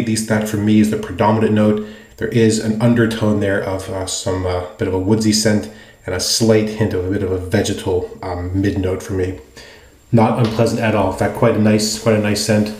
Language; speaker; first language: English; native; English